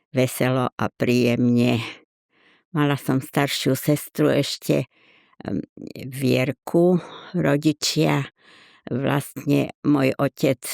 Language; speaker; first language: Slovak; native; Slovak